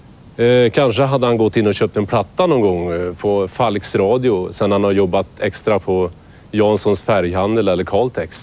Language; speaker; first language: Swedish; native; Swedish